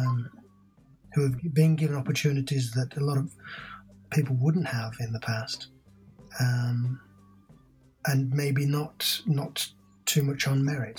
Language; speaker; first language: English; native; English